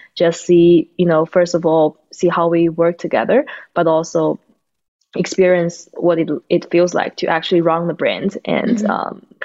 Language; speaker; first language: English; non-native, fluent; Chinese